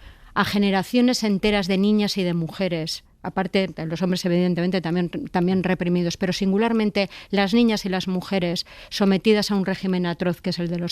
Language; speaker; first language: Spanish; native; Spanish